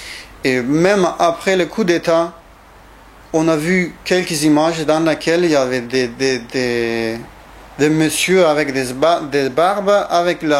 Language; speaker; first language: French; non-native, fluent; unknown